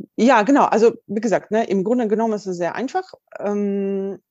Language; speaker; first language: German; non-native, fluent; Russian